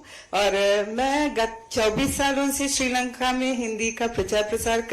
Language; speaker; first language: Hindi; non-native, fluent; Sinhala